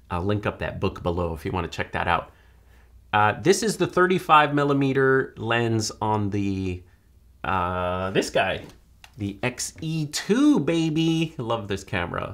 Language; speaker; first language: English; native; English